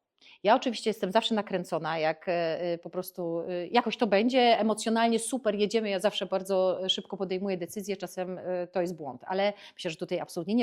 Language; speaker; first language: Polish; native; Polish